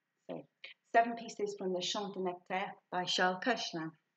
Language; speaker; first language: English; native; English